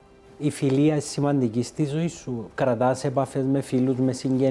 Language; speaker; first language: Greek; native; Greek